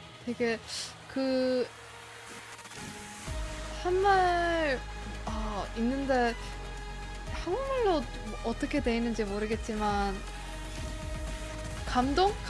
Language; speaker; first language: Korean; early bilingual, heritage; English